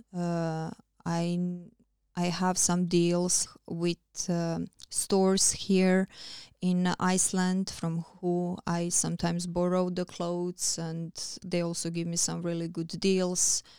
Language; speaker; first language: English; non-native, fluent; Croatian